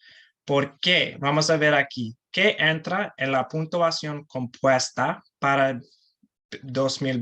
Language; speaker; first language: Spanish; non-native, learner; English